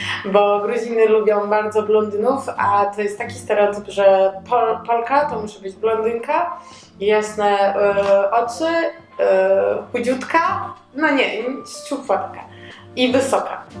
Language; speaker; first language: Polish; non-native, learner; Georgian